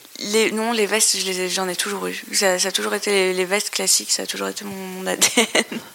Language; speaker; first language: French; non-native, local second language; Arabic